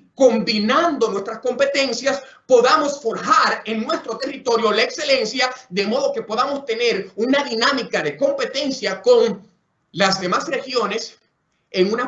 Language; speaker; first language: Spanish; native; Spanish